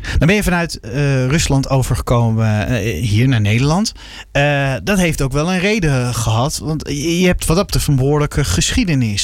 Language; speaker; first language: Dutch; native; Dutch